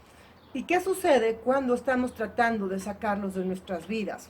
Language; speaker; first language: Spanish; native; Spanish